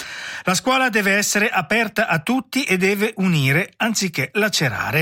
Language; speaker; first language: Italian; native; Italian